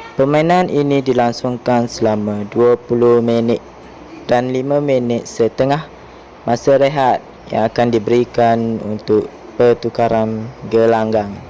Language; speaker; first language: Malay; native; Malay